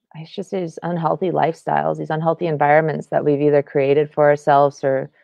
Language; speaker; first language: English; native; English